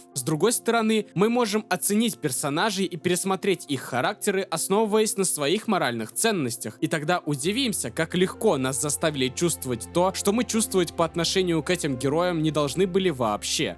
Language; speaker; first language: Russian; native; Russian